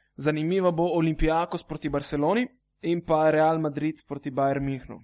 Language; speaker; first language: Slovenian; native; Slovenian